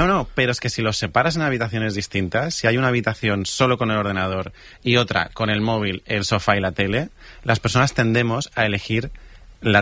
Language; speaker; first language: Spanish; native; Spanish